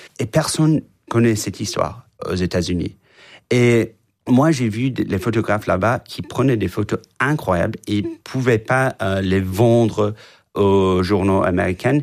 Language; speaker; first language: French; non-native, fluent; English